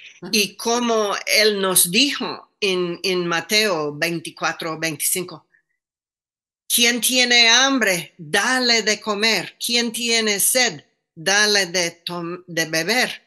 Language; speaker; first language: Spanish; non-native, fluent; English